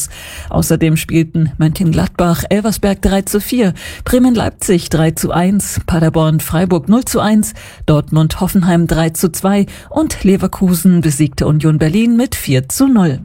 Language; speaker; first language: German; native; German